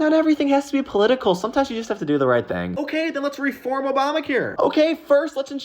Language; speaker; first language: English; native; English